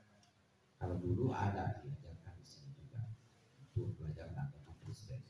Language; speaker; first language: Indonesian; native; Indonesian